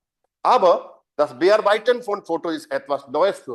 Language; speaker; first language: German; non-native, fluent; Hindi